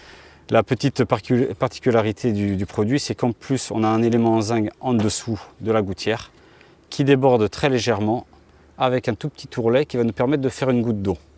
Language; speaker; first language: French; native; French